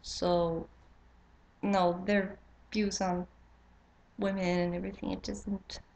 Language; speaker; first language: English; non-native, fluent; French